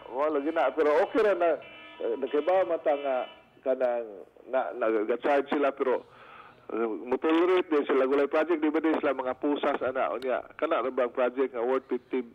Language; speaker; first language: Cebuano; native; Cebuano